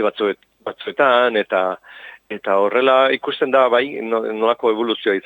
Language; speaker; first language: Basque; non-native, local second language; Spanish